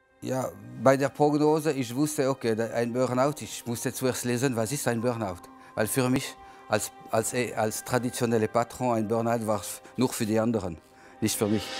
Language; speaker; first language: German; non-native, local second language; French